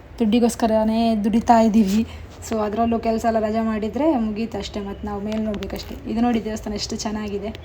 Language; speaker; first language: Kannada; non-native, local second language; Tulu